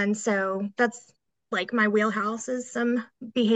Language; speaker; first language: English; native; English